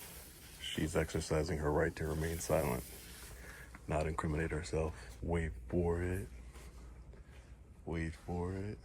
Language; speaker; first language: English; native; English